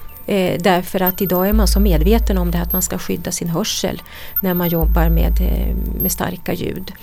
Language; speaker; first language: Swedish; native; Swedish